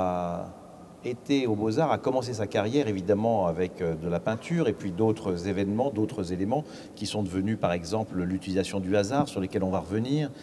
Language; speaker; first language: French; native; French